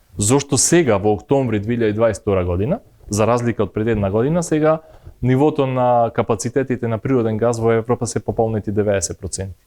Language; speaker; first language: Macedonian; native; Macedonian